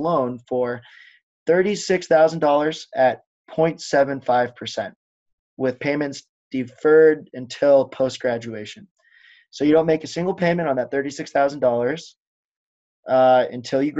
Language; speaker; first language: English; native; English